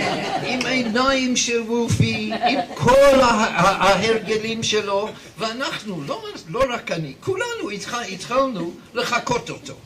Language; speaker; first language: Hebrew; non-native, fluent; English